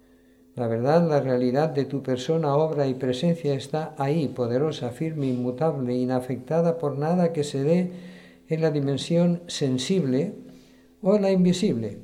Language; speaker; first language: Spanish; native; Spanish